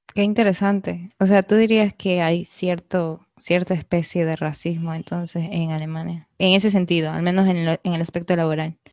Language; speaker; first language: Spanish; native; Spanish